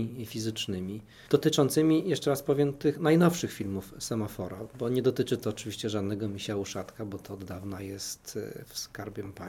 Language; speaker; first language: Polish; native; Polish